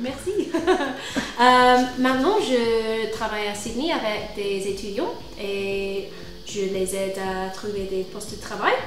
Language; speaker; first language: French; non-native, fluent; English